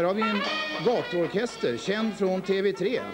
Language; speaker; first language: Swedish; native; Swedish